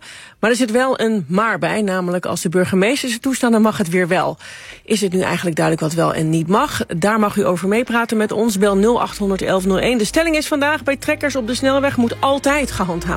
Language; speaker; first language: Dutch; native; Dutch